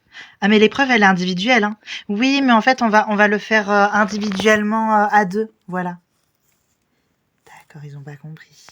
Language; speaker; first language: French; native; French